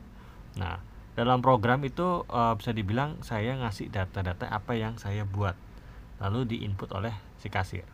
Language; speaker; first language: Indonesian; native; Indonesian